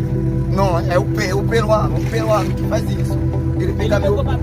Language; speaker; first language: Portuguese; non-native, learner; Haitian Creole